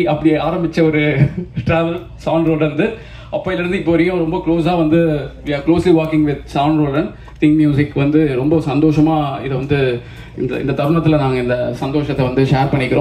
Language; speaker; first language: Tamil; native; Tamil